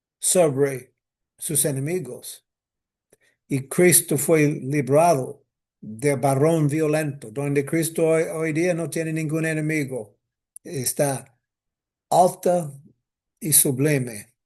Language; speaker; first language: Spanish; non-native, fluent; English